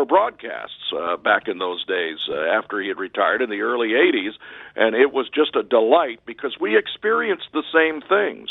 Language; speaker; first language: English; native; English